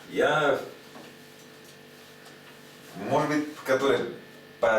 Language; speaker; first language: Russian; non-native, learner; Spanish